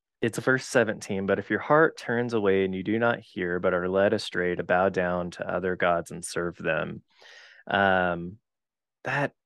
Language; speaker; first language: English; native; English